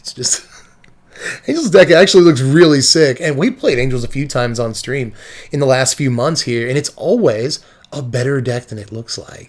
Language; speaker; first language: English; native; English